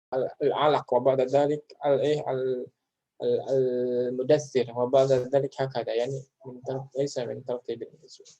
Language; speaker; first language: Arabic; non-native, fluent; Indonesian